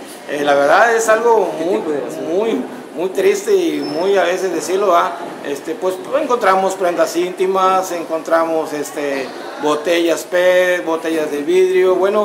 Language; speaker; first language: Spanish; native; Spanish